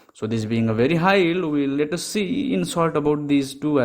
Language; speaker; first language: English; non-native, local second language; Nepali